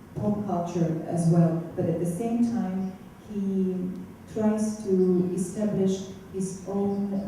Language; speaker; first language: English; non-native, fluent; Russian